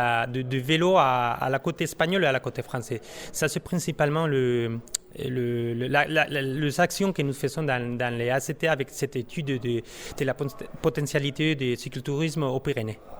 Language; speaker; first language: French; non-native, learner; Spanish